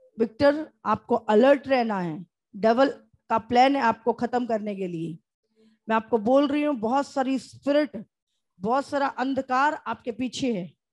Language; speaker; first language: Hindi; native; Hindi